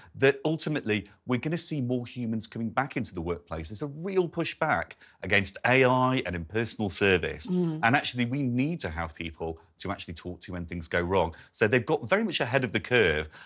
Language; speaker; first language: English; native; English